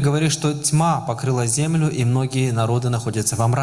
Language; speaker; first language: Russian; native; Russian